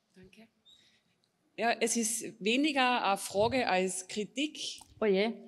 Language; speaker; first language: German; non-native, fluent; Polish